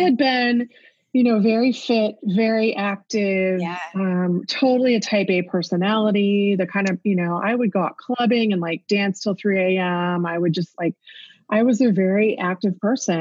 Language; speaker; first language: English; native; English